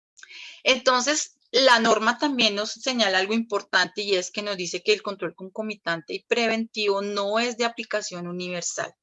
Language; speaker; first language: Spanish; native; Spanish